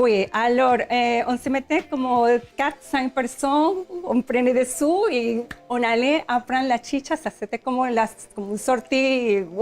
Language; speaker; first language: French; non-native, learner; Spanish